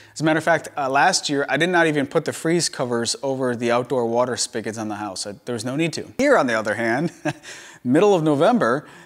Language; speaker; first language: English; native; English